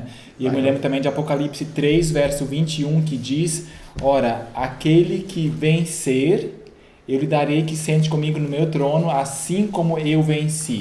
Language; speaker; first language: Portuguese; native; Portuguese